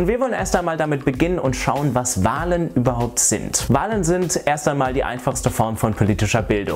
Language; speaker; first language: German; native; German